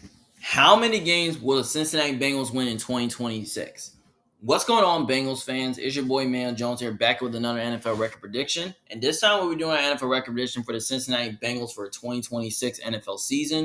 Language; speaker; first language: English; native; English